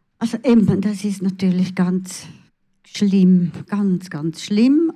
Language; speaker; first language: German; early bilingual, other home language; Italian